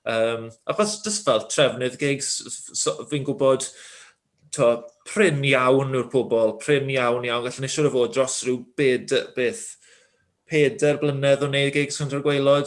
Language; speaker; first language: Welsh; native; Welsh